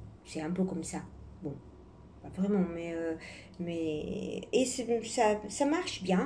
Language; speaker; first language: French; non-native, fluent; Italian